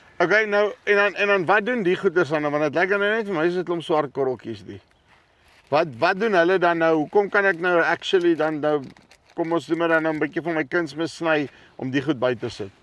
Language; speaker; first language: Afrikaans; native; Afrikaans